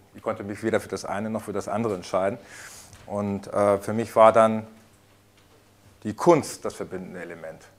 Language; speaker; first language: German; early bilingual, heritage; Spanish